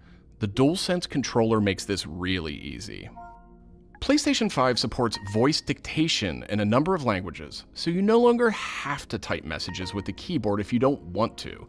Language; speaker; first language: English; native; English